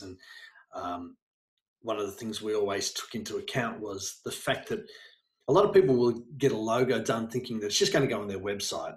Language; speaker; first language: English; native; English